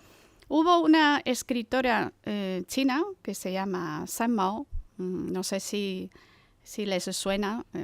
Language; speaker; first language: Spanish; non-native, fluent; Chinese